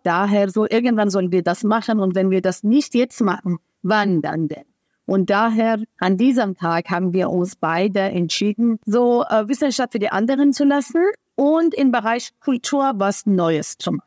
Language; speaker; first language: German; non-native, fluent; Persian